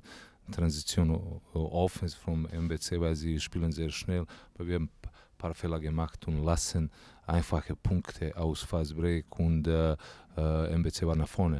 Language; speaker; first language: German; non-native, learner; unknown